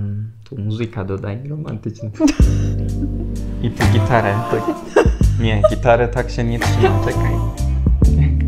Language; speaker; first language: Polish; non-native, fluent; Turkish